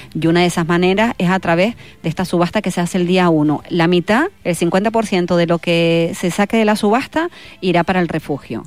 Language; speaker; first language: Spanish; native; Spanish